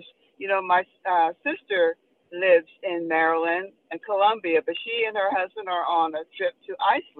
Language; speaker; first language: English; native; English